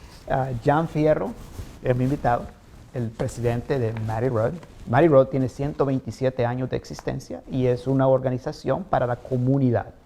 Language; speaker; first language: Spanish; native; Spanish